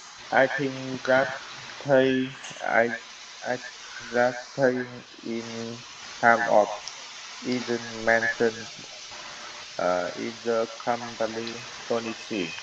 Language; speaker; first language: English; non-native, learner; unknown